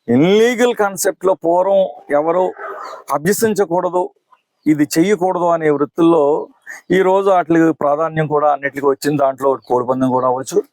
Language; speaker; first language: Telugu; native; Telugu